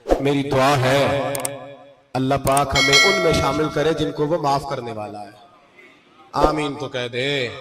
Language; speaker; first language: Urdu; non-native, local second language; Punjabi